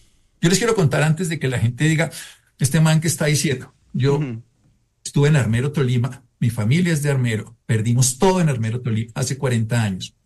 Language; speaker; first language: Spanish; native; Spanish